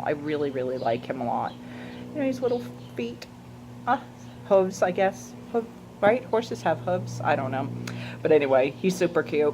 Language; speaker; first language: English; native; English